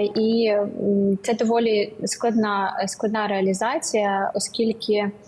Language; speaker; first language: Ukrainian; native; Ukrainian